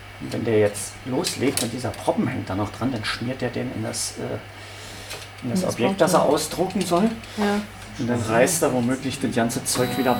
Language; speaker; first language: German; native; German